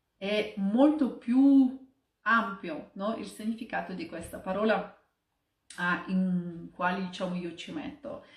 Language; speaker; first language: Italian; non-native, fluent; Russian